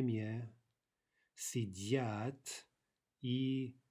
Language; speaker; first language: Russian; non-native, fluent; English